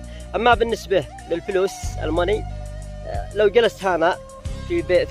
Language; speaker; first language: Arabic; native; Arabic